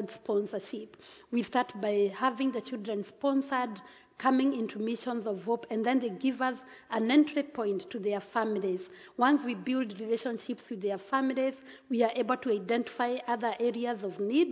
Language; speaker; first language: English; non-native, local second language; Kikuyu